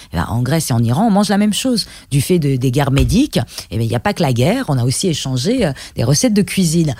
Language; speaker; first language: French; early bilingual, other home language; Persian